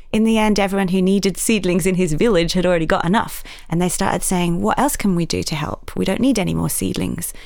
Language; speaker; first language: English; native; English